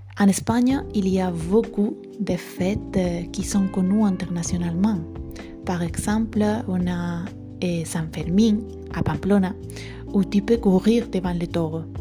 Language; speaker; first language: French; non-native, learner; Spanish